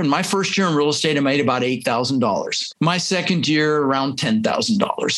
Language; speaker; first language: English; early bilingual, other home language; Dutch